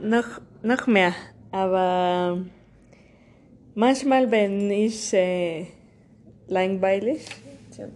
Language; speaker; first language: German; non-native, learner; Spanish